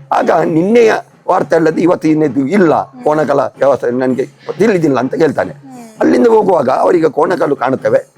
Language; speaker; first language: Kannada; non-native, local second language; Tulu